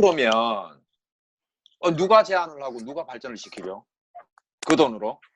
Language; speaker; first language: Korean; native; Korean